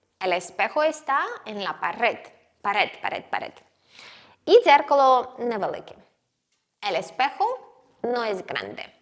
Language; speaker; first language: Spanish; non-native, fluent; Ukrainian